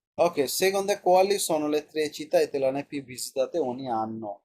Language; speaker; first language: Italian; non-native, learner; Bangla